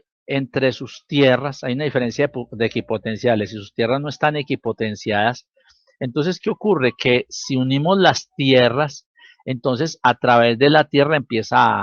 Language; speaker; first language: Spanish; native; Spanish